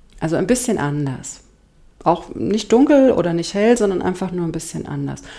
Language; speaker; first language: German; native; German